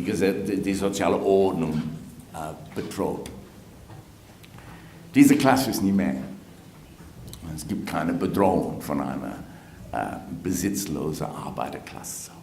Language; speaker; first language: German; non-native, fluent; English